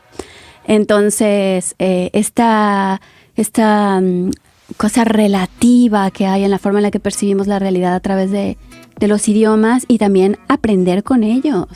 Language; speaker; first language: Spanish; native; Spanish